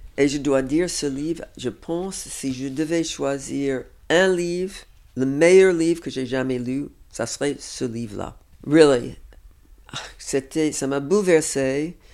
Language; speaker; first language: French; non-native, fluent; English